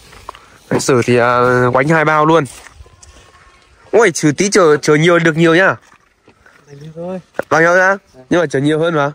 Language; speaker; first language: Vietnamese; native; Vietnamese